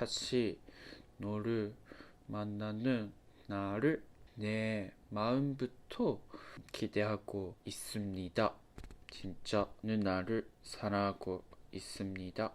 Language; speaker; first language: Korean; non-native, fluent; Japanese